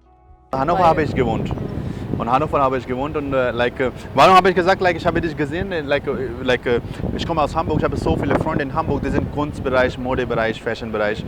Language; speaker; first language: German; non-native, learner; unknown